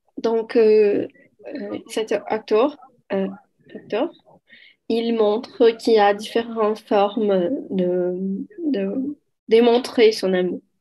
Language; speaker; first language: French; non-native, learner; Portuguese